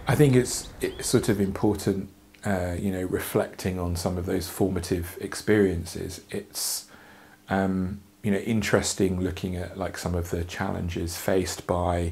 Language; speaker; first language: English; native; English